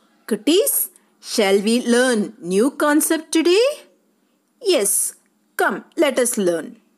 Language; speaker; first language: English; non-native, local second language; Tamil